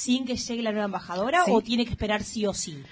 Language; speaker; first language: Spanish; native; Spanish